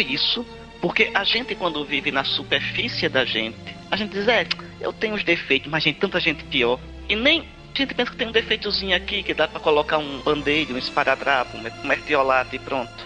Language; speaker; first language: Portuguese; native; Portuguese